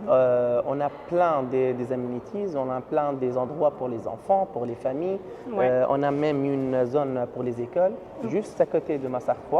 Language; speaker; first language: French; non-native, learner; Arabic